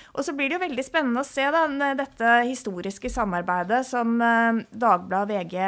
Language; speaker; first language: Norwegian; native; Norwegian